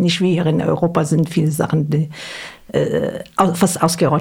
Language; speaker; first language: German; non-native, fluent; Arabic